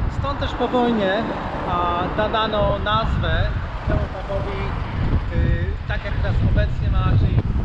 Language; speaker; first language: Polish; native; Polish